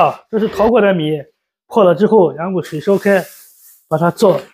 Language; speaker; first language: Chinese; native; Chinese